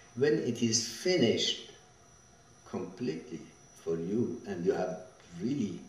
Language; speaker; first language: English; non-native, fluent; Persian